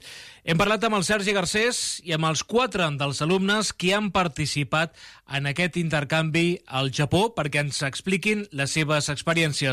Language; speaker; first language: Catalan; native; Catalan